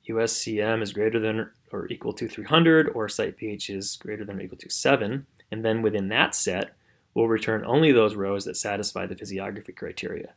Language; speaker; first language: English; native; English